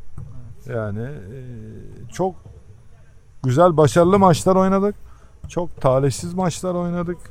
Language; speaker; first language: Turkish; early bilingual, heritage; Turkish